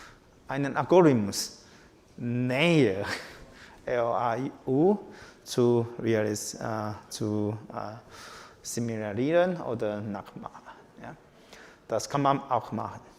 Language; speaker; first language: German; non-native, learner; Chinese